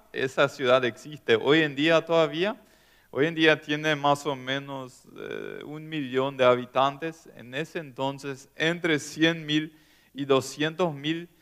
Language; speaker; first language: Spanish; non-native, local second language; German